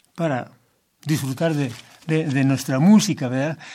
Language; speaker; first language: Spanish; native; Spanish